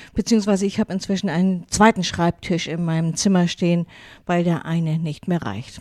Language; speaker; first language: German; non-native, local second language; Low German